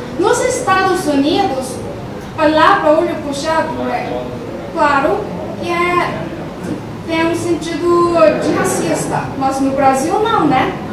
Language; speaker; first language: Portuguese; non-native, fluent; Korean